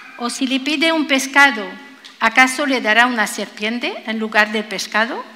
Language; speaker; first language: Spanish; non-native, fluent; French